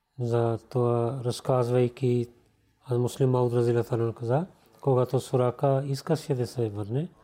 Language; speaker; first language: Bulgarian; non-native, learner; Urdu